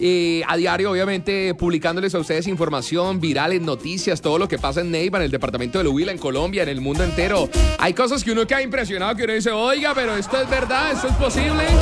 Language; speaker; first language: Spanish; native; Spanish